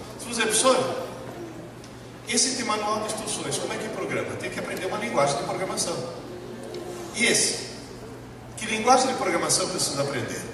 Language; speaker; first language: Portuguese; early bilingual, other home language; Italian